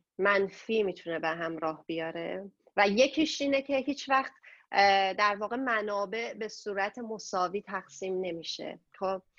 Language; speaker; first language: Persian; native; Persian